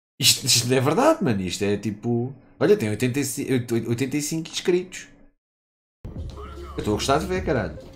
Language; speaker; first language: Portuguese; native; Portuguese